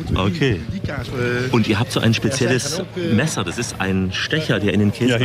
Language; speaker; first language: German; native; German